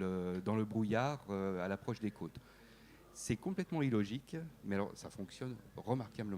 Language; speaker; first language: French; native; French